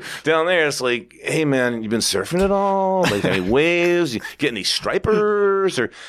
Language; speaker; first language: English; native; English